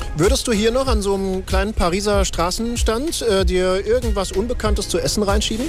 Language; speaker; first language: German; native; German